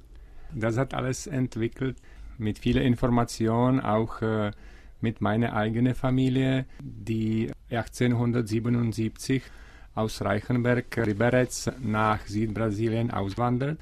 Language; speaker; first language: German; non-native, learner; Czech